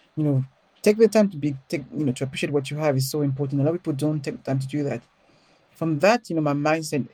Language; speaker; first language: English; non-native, fluent; French